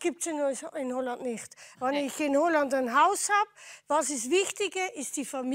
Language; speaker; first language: German; non-native, fluent; Dutch